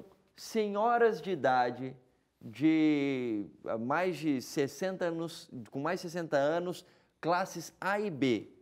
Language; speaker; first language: Portuguese; native; Portuguese